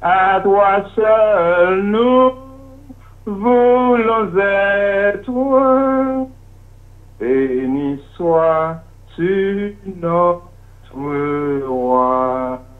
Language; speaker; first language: French; non-native, local second language; Haitian Creole